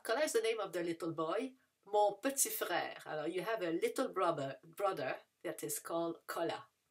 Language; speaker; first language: English; non-native, fluent; French